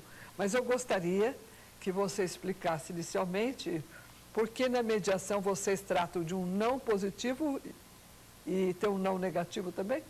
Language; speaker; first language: Portuguese; native; Portuguese